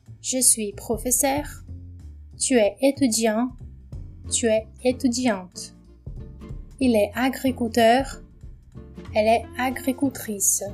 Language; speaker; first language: French; non-native, fluent; Portuguese